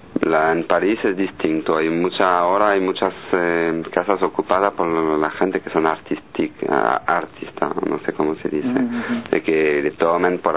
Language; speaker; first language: Spanish; non-native, fluent; French